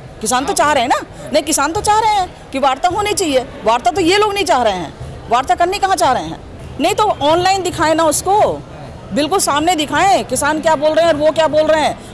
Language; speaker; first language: Hindi; native; Hindi